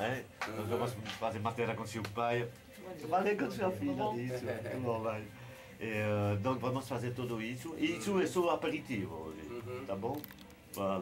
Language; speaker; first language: Portuguese; non-native, learner; French